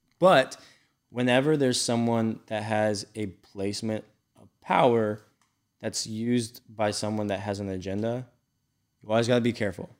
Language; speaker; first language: English; native; English